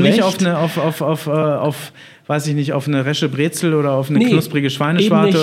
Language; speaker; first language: German; native; German